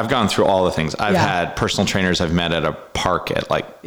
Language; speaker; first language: English; native; English